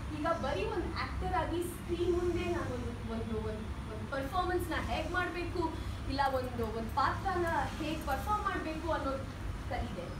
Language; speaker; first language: Kannada; non-native, local second language; Tamil